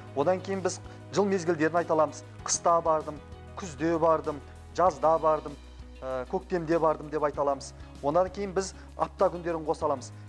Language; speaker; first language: Kazakh; native; Kazakh